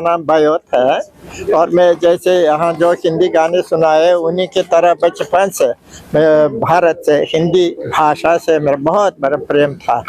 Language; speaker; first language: Hindi; non-native, fluent; Uzbek